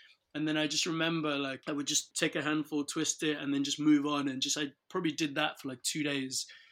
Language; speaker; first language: English; non-native, local second language; Yoruba